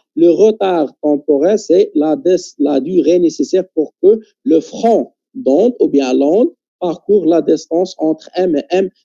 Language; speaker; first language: French; non-native, local second language; Arabic